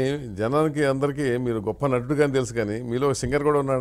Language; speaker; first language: Telugu; native; Telugu